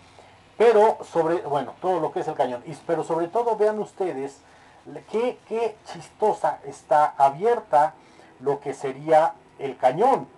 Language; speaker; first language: Spanish; native; Spanish